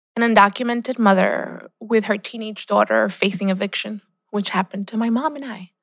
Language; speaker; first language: English; early bilingual, other home language; Spanish